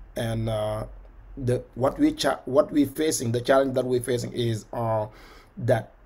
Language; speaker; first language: English; non-native, fluent; Wolof